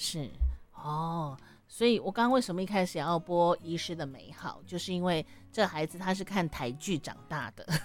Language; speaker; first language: Chinese; native; Chinese